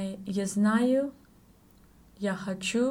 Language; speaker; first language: Russian; non-native, learner; English